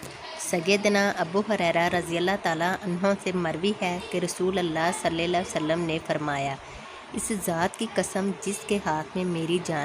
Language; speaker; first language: Urdu; native; Urdu